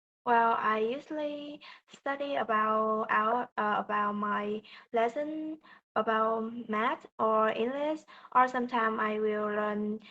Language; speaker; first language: English; non-native, learner; Vietnamese